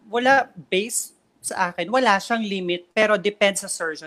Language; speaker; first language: Filipino; native; Filipino